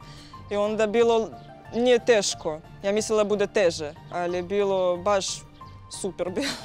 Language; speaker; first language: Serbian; non-native, learner; Russian